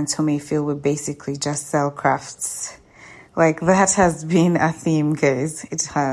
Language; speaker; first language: English; non-native, local second language; Ganda